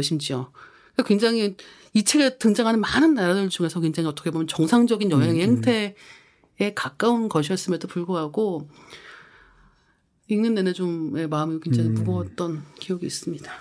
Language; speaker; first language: Korean; native; Korean